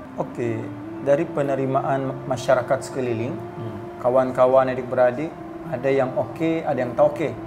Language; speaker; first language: Malay; non-native, local second language; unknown